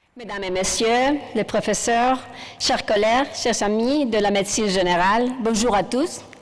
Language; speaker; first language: French; non-native, fluent; Spanish